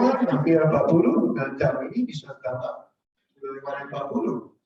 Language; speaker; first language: Indonesian; non-native, fluent; English